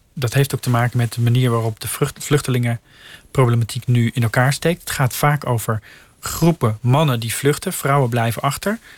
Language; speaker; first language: Dutch; native; Dutch